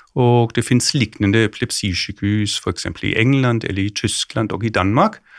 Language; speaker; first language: Norwegian; non-native, fluent; German